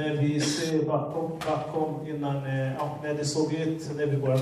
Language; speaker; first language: Swedish; non-native, fluent; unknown